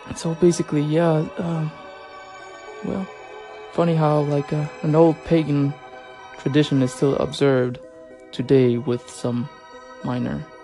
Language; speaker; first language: English; non-native, fluent; French